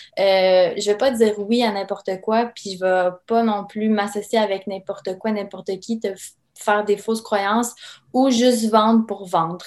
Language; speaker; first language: French; early bilingual, other home language; Serbian